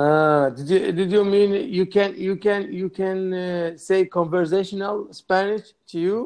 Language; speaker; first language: English; non-native, learner; Arabic